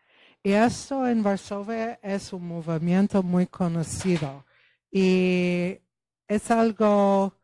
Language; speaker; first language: Spanish; non-native, fluent; Polish